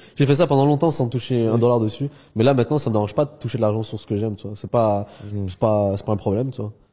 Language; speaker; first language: French; early bilingual, other home language; Arabic